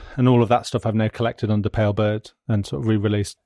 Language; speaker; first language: English; native; English